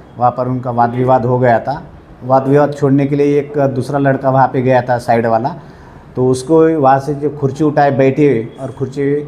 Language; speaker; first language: Hindi; non-native, local second language; Marathi